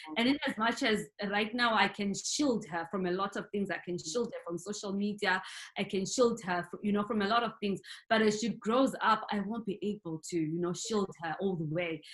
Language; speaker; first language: English; non-native, local second language; North Ndebele